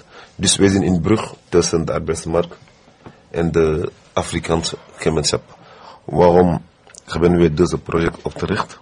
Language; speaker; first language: Dutch; non-native, fluent; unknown